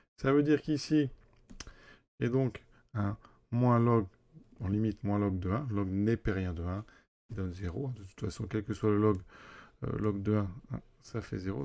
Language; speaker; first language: French; native; French